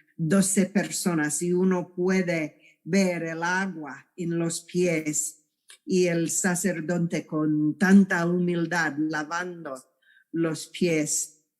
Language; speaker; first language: Spanish; non-native, fluent; English